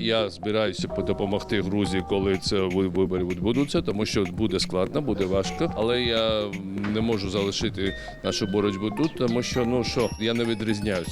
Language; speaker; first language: Ukrainian; non-native, learner; Georgian